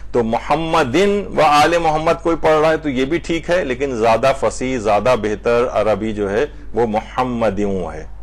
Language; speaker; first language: Urdu; native; Urdu